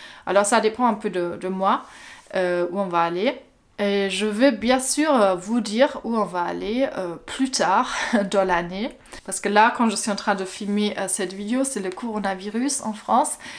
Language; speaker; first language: French; non-native, fluent; German